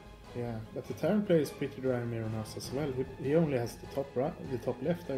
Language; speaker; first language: English; non-native, fluent; Swedish